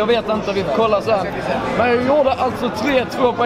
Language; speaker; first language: Swedish; native; Swedish